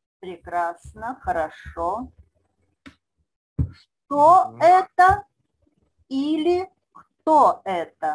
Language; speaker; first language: Russian; non-native, fluent; Spanish